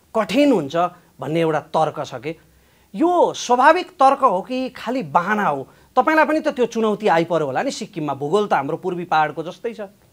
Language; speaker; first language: Nepali; native; Nepali